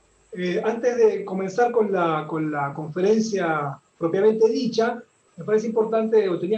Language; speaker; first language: Spanish; native; Spanish